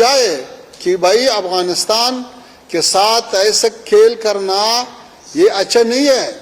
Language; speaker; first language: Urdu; non-native, fluent; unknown